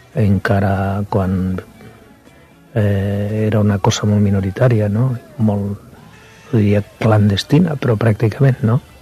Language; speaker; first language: Catalan; non-native, local second language; Spanish